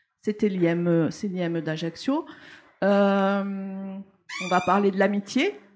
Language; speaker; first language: French; native; French